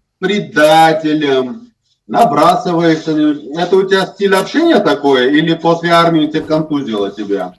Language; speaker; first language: Russian; non-native, local second language; Armenian